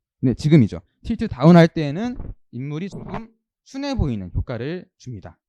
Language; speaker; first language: Korean; native; Korean